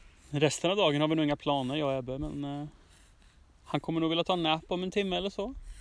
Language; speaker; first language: Swedish; native; Swedish